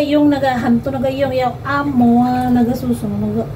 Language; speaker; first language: Chinese; non-native, learner; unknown